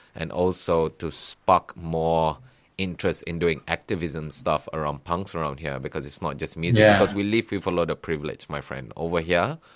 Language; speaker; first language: English; non-native, local second language; Malay